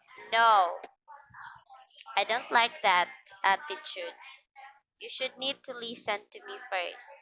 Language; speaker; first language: English; non-native, fluent; Filipino